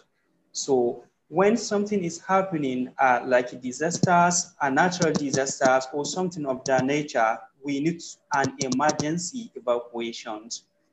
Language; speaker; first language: English; non-native, local second language; Hausa